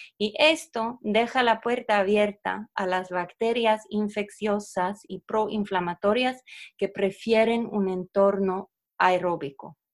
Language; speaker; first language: Spanish; non-native, fluent; Swedish